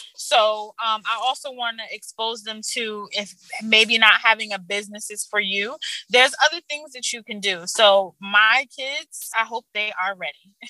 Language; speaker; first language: English; native; English